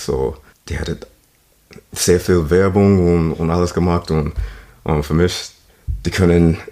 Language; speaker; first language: German; non-native, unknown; English